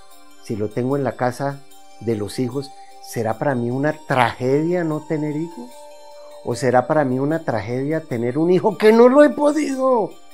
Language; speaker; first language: Spanish; native; Spanish